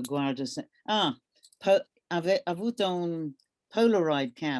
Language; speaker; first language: Italian; non-native, learner; English